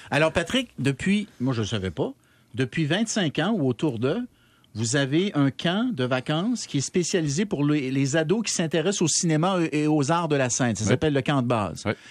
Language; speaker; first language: French; native; French